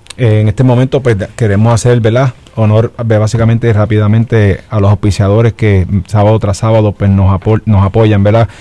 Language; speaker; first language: Spanish; native; Spanish